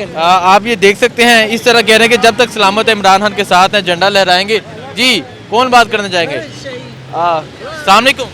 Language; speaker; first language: Urdu; non-native, local second language; Punjabi